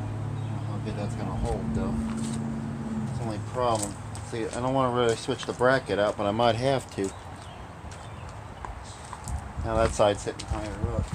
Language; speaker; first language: English; native; English